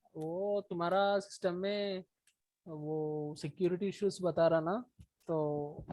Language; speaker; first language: Hindi; non-native, local second language; Telugu